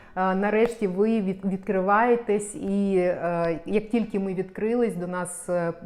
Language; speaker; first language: Ukrainian; non-native, local second language; Russian